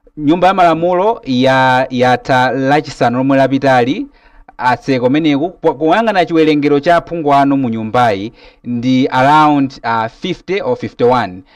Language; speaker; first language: Nyanja; native; Nyanja